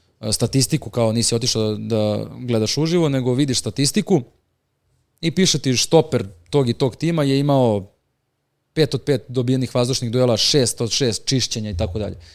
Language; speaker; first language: Serbian; native; Serbian